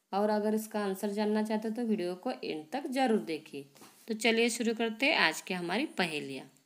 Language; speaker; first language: Hindi; non-native, local second language; Marathi